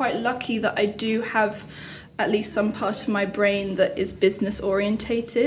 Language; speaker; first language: English; native; English